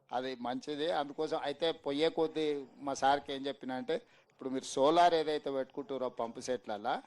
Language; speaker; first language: Telugu; native; Telugu